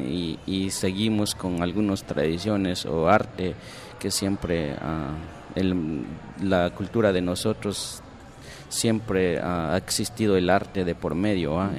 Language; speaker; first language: Spanish; non-native, local second language; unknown